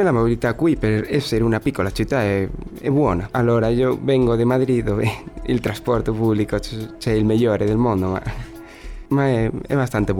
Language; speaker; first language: Italian; non-native, learner; Spanish